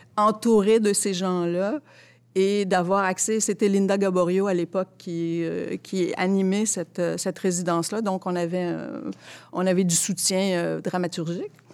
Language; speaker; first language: French; early bilingual, other home language; Arabic